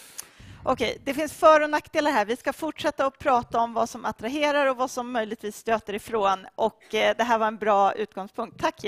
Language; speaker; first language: Swedish; native; Swedish